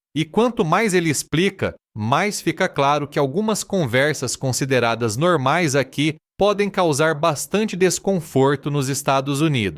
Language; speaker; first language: Portuguese; native; Portuguese